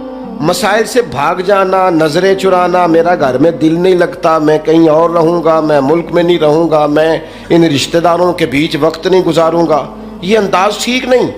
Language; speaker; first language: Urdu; non-native, local second language; Punjabi